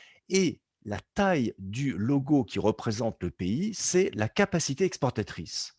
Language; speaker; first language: French; native; French